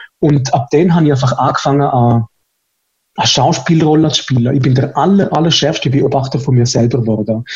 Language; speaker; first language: German; early bilingual, other home language; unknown